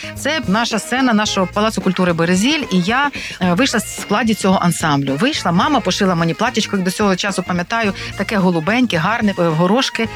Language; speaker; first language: Ukrainian; native; Ukrainian